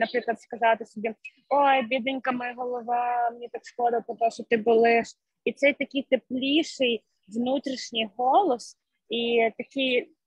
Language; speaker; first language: Ukrainian; native; Ukrainian